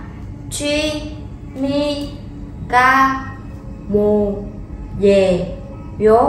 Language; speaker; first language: Korean; non-native, learner; Vietnamese